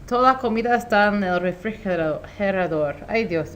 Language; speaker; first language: Spanish; non-native, fluent; English